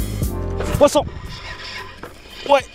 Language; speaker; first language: French; native; French